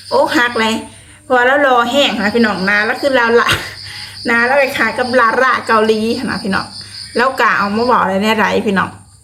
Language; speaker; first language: Thai; native; Thai